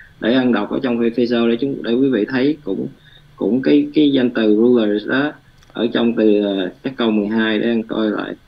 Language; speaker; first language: Vietnamese; early bilingual, heritage; Vietnamese